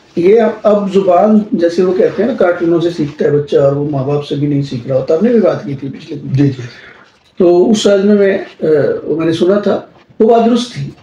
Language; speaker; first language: Urdu; non-native, local second language; Punjabi